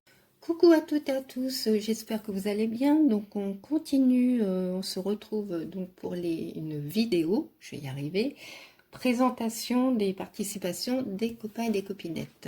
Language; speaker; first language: French; native; French